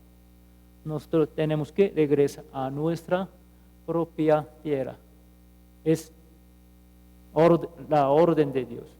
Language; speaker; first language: Spanish; non-native, fluent; Korean